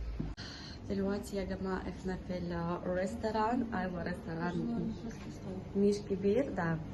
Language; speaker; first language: Arabic; non-native, learner; Russian